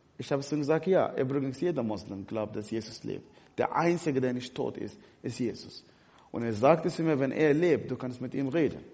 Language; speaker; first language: German; non-native, fluent; Arabic